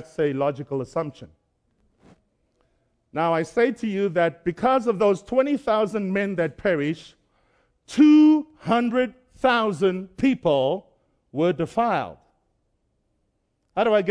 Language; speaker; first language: English; native; English